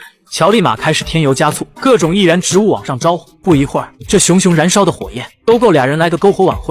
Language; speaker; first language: Chinese; native; Chinese